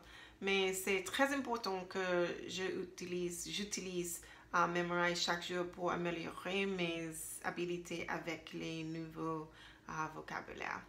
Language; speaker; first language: French; non-native, learner; English